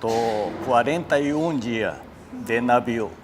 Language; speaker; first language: Portuguese; non-native, learner; Japanese